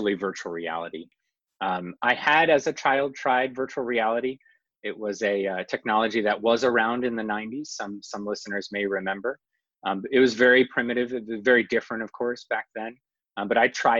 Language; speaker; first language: English; native; English